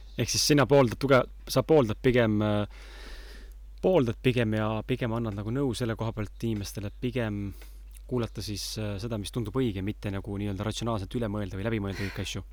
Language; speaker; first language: Estonian; native; Estonian